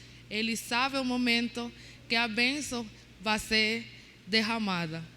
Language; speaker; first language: Portuguese; non-native, learner; Spanish